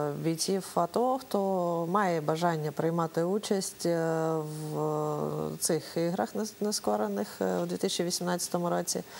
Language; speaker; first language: Ukrainian; native; Ukrainian